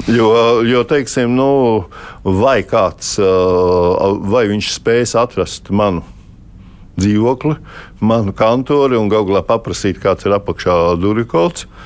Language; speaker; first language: Latvian; native; Latvian